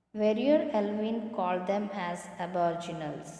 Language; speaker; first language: English; non-native, local second language; Kannada